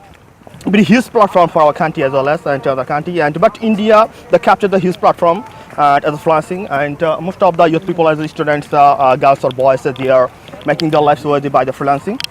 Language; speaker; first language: English; non-native, fluent; Bangla